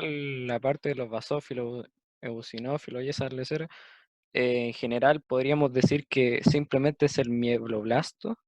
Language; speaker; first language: Spanish; native; Spanish